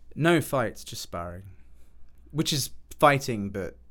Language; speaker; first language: English; native; English